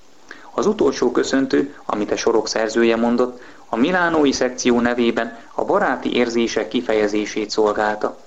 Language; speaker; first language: Hungarian; native; Hungarian